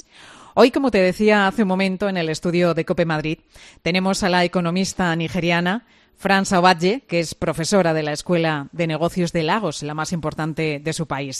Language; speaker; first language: Spanish; native; Spanish